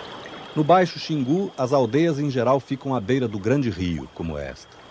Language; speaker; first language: Portuguese; native; Portuguese